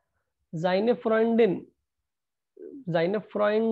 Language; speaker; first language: German; non-native, fluent; Hindi